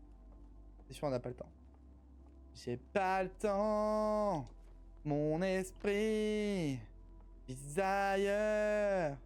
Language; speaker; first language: French; native; French